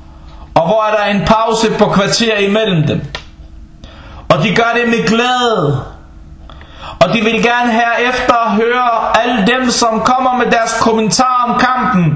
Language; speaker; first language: Danish; non-native, local second language; Arabic